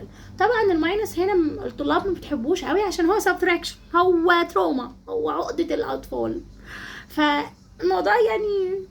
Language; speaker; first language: Arabic; native; Arabic